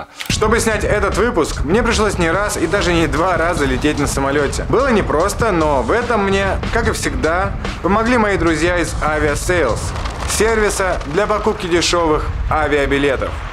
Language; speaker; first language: Russian; native; Russian